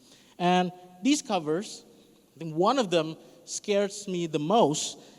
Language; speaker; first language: English; non-native, fluent; Indonesian